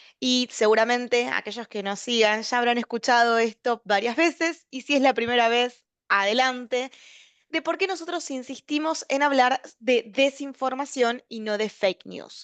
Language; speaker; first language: Spanish; native; Spanish